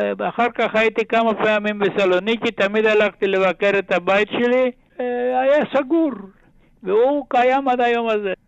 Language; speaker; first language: Hebrew; non-native, fluent; Ladino